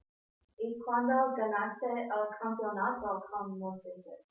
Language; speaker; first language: Spanish; non-native, learner; English